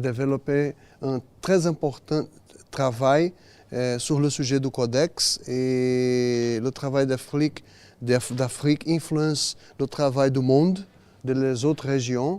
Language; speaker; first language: French; non-native, learner; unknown